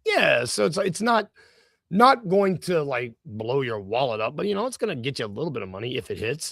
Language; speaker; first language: English; native; English